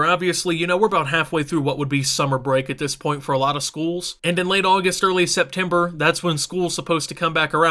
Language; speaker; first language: English; native; English